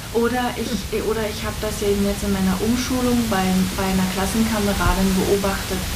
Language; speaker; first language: German; native; German